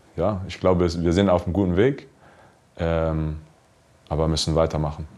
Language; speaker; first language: German; early bilingual, heritage; English